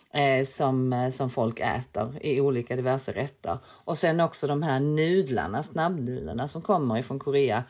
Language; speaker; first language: Swedish; early bilingual, other home language; Korean